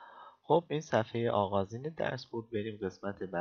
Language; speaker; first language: Persian; native; Persian